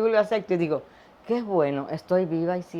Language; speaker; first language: Spanish; native; Spanish